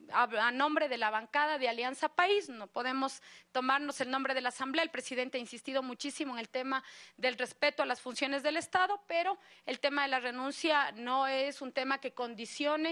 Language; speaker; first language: Spanish; native; Spanish